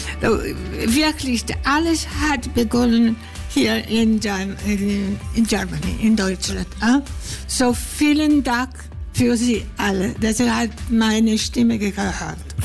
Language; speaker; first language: German; non-native, fluent; Greek